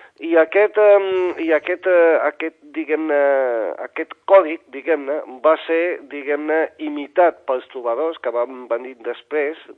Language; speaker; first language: Catalan; non-native, local second language; Spanish